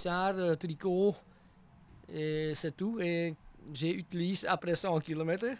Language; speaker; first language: French; non-native, local second language; Dutch